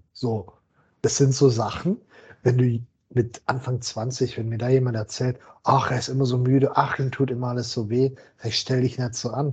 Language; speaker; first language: German; native; German